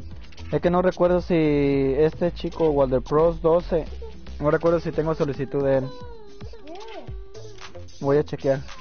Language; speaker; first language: Spanish; native; Spanish